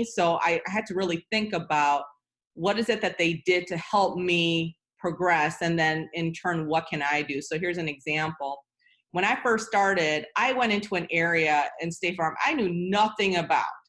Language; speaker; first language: English; early bilingual, other home language; Korean